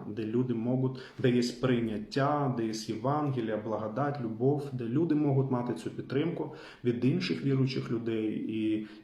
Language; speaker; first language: Ukrainian; non-native, local second language; Russian